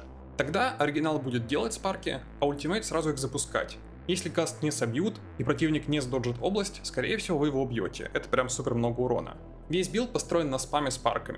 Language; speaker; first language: Russian; native; Russian